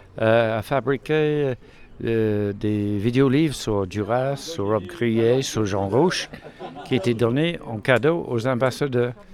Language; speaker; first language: French; non-native, fluent; English